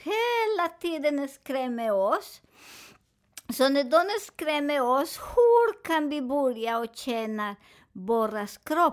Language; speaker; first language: Swedish; non-native, fluent; Spanish